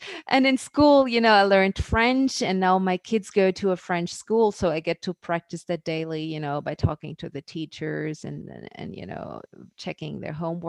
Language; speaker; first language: English; non-native, fluent; German